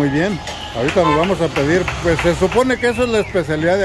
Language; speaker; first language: Spanish; native; Spanish